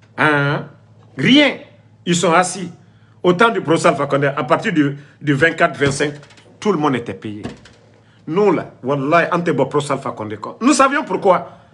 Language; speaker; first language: French; non-native, local second language; Mandingo